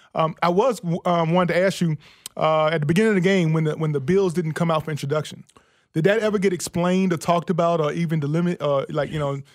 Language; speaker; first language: English; native; English